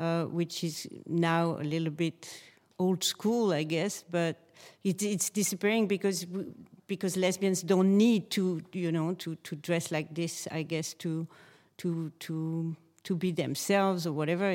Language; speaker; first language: English; non-native, learner; French